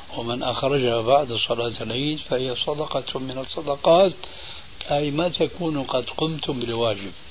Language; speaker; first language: Arabic; early bilingual, other home language; Albanian